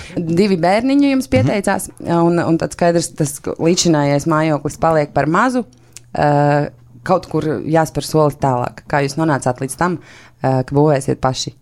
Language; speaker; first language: Latvian; native; Latvian